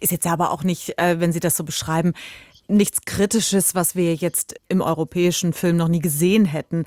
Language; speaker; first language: German; native; German